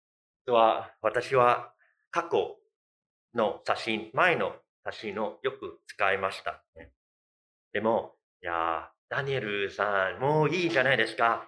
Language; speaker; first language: Japanese; non-native, fluent; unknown